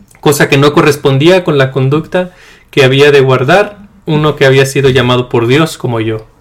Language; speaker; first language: Spanish; early bilingual, heritage; Spanish